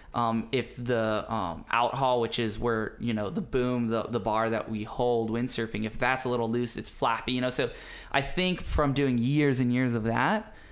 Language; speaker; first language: English; native; English